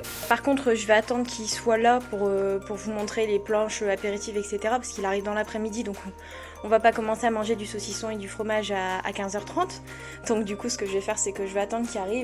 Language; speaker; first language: French; native; French